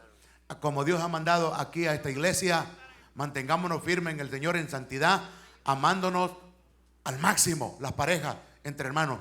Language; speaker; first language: Spanish; native; Spanish